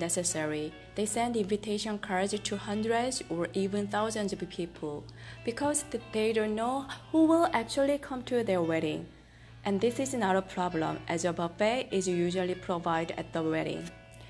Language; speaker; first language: English; non-native, fluent; Korean